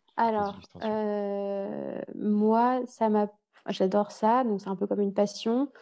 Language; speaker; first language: French; native; French